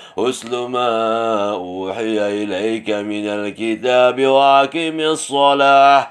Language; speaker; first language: Arabic; non-native, learner; Indonesian